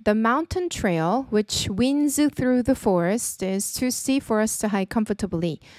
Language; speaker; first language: English; non-native, fluent; Korean